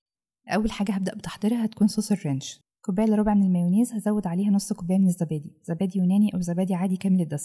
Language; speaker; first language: Arabic; native; Arabic